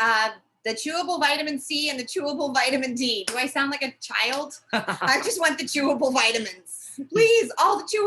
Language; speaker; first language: English; native; English